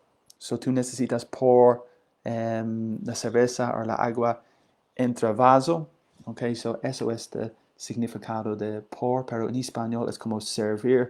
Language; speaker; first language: Spanish; non-native, learner; English